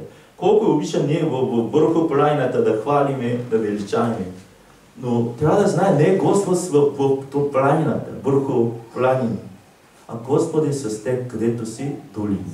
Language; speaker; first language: Bulgarian; non-native, learner; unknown